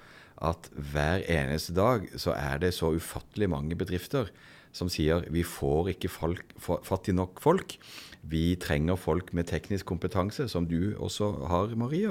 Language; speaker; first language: Norwegian; native; Norwegian